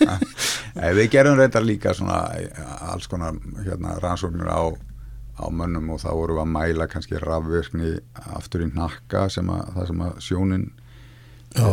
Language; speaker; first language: Icelandic; native; Icelandic